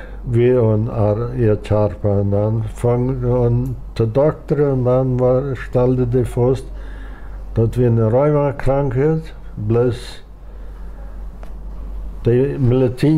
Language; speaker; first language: German; non-native, local second language; Plautdietsch